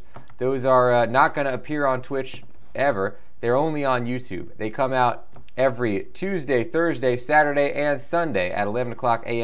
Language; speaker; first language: English; native; English